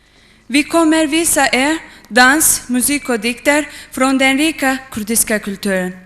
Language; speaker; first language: Swedish; non-native, fluent; Kurdish